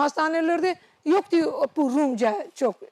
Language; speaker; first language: Turkish; non-native, local second language; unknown